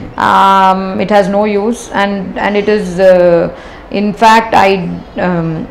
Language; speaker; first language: English; non-native, local second language; Telugu